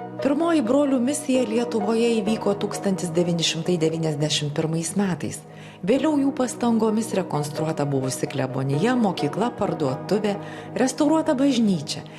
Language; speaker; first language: Lithuanian; native; Lithuanian